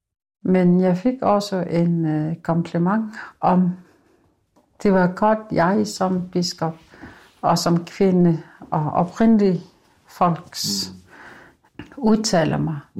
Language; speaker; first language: Danish; non-native, local second language; Kalaallisut